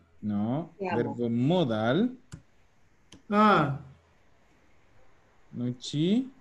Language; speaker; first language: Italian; non-native, fluent; Spanish